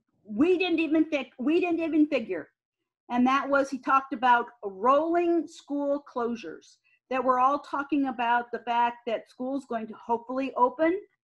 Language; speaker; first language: English; native; English